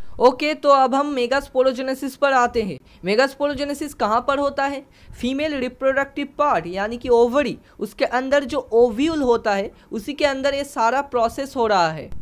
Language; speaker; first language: Hindi; non-native, local second language; Bangla